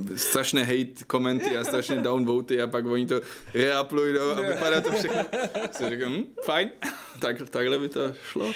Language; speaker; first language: Czech; non-native, fluent; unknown